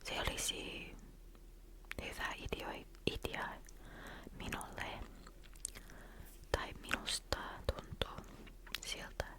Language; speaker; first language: Finnish; non-native, learner; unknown